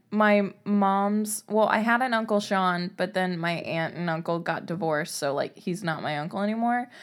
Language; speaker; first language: English; native; English